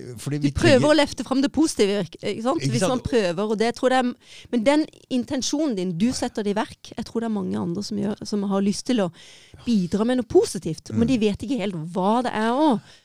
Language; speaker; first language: Norwegian; native; Norwegian